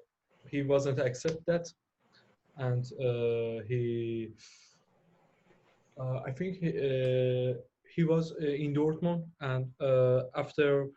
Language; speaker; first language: English; non-native, learner; Persian